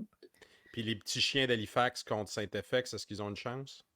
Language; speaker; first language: French; native; French